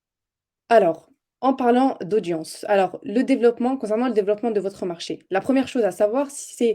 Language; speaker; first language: French; native; French